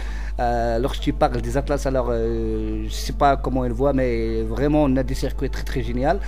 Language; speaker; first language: French; non-native, local second language; Central Atlas Tamazight